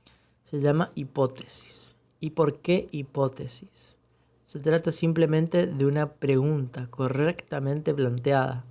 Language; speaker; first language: Spanish; native; Spanish